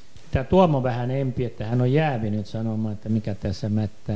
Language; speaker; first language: Finnish; native; Finnish